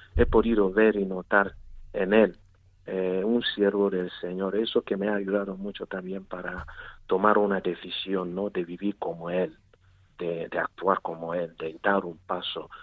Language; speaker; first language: Spanish; non-native, fluent; Igbo